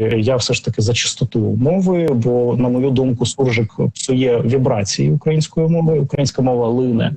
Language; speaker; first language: Ukrainian; non-native, local second language; Russian